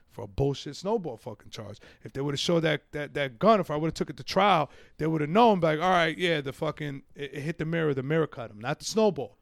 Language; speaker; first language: English; native; English